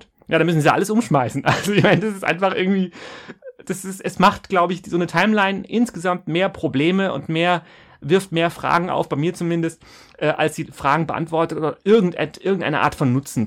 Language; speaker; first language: German; native; German